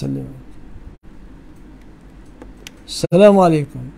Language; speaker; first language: Arabic; native; Arabic